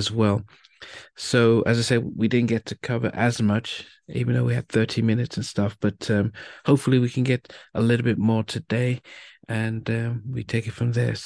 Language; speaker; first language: English; native; English